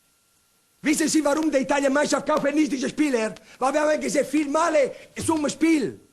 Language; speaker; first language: German; non-native, learner; Italian